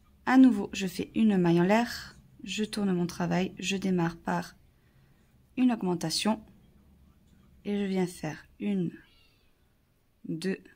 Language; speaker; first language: French; native; French